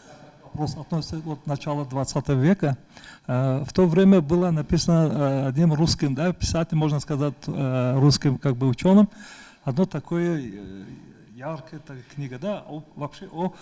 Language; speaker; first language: Russian; non-native, local second language; Tajik